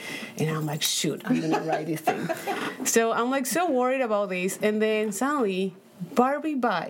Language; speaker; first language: English; non-native, fluent; Spanish